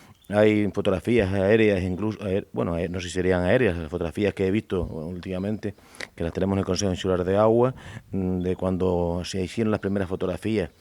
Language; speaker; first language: Spanish; native; Spanish